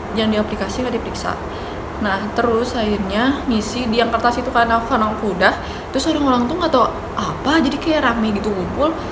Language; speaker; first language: Indonesian; native; Indonesian